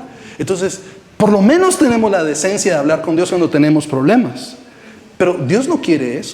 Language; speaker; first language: Spanish; native; Spanish